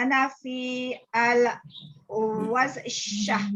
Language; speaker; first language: Arabic; non-native, learner; Malay